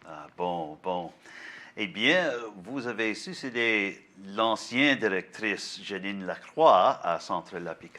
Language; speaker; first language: French; non-native, learner; English